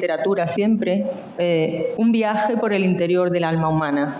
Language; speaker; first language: Spanish; native; Spanish